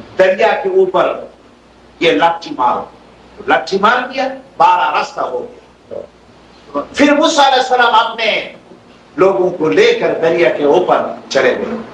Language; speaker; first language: Urdu; non-native, fluent; Bangla